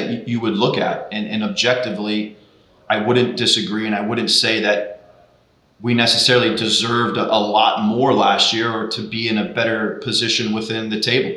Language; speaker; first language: English; native; English